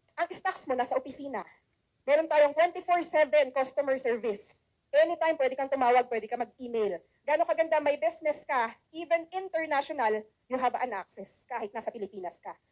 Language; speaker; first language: Filipino; non-native, local second language; Bikol